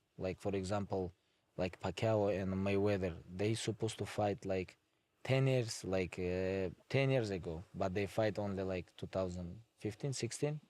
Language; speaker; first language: English; non-native, fluent; Avaric